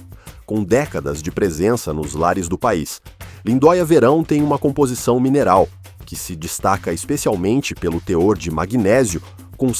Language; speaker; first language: Portuguese; native; Portuguese